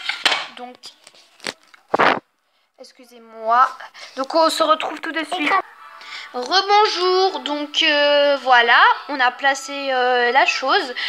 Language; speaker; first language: French; native; French